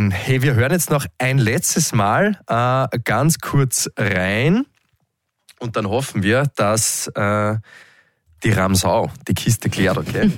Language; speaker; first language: German; native; German